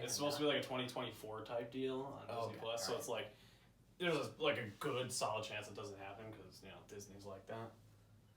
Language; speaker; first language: English; native; English